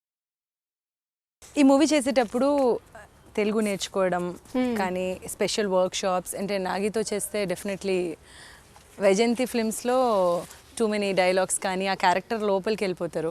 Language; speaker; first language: Telugu; native; Telugu